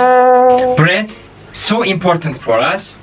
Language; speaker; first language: English; non-native, learner; Turkish